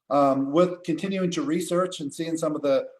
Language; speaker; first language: English; native; English